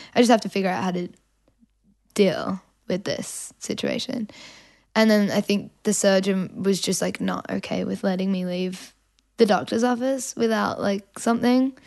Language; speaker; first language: English; native; English